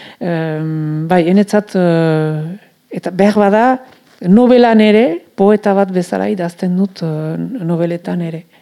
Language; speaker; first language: Basque; native; Basque